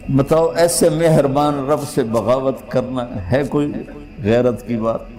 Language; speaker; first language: Urdu; non-native, local second language; Punjabi